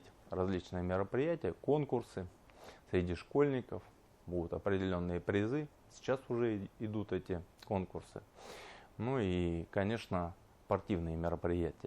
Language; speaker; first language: Russian; native; Russian